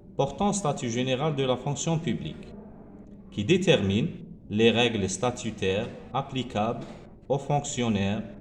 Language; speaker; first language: French; non-native, local second language; Arabic